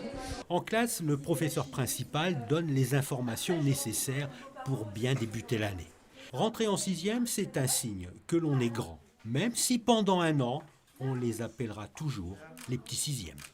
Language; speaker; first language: French; native; French